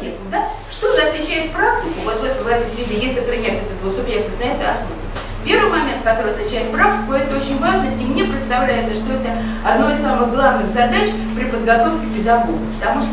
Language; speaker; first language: Russian; native; Russian